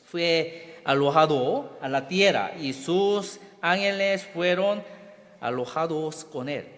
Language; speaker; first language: Spanish; non-native, learner; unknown